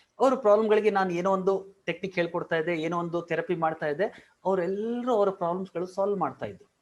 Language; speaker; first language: Kannada; non-native, local second language; Marwari